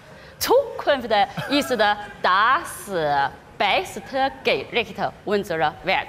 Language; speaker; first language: German; non-native, fluent; Chinese